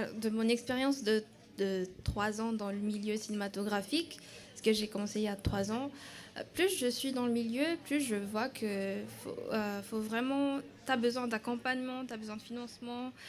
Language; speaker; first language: French; non-native, local second language; Malagasy